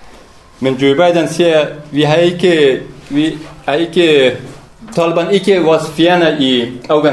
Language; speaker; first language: Danish; non-native, learner; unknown